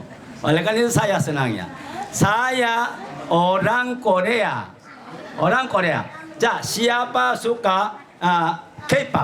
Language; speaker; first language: Indonesian; non-native, learner; Korean